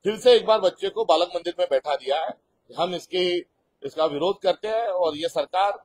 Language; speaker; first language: Hindi; non-native, local second language; Marathi